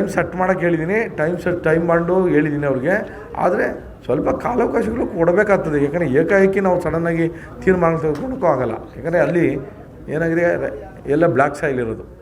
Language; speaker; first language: Kannada; native; Kannada